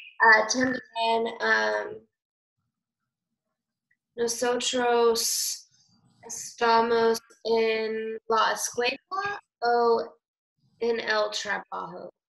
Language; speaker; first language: Spanish; non-native, learner; English